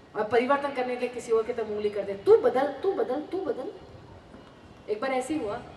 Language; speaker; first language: Hindi; non-native, local second language; Marathi